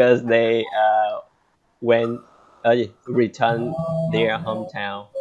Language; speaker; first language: English; non-native, learner; Vietnamese